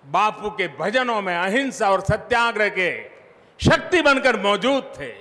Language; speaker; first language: Hindi; non-native, local second language; Gujarati